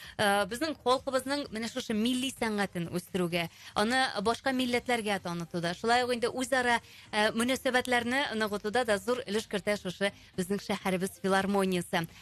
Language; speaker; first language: Tatar; native; Tatar